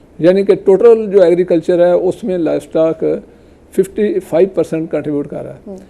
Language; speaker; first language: Urdu; non-native, local second language; Punjabi